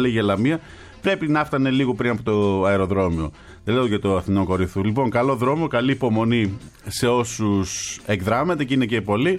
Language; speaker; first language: Greek; native; Greek